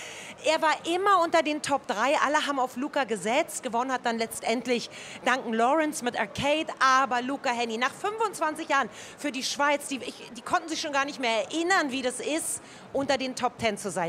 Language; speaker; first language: German; native; German